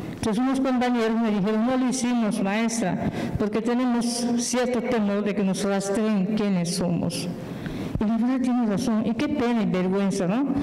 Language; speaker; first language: Spanish; non-native, local second language; Yucateco